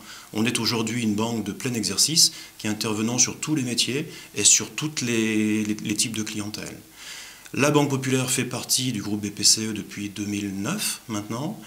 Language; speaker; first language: French; native; French